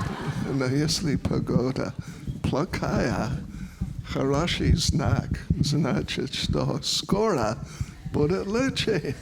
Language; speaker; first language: Russian; non-native, learner; English